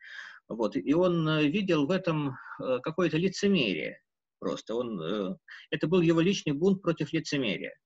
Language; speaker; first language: Russian; native; Russian